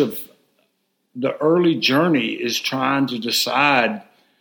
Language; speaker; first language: English; native; English